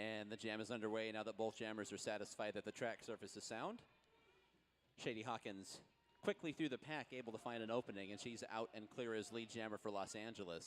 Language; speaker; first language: English; native; English